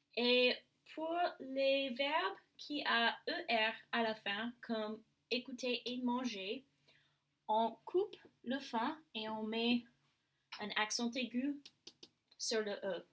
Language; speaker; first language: French; non-native, learner; English